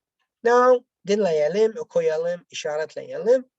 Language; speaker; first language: Turkish; non-native, learner; Arabic